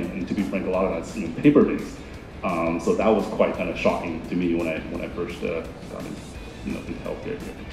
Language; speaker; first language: English; native; English